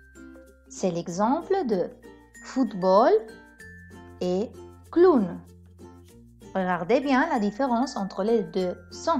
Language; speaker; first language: French; non-native, fluent; Spanish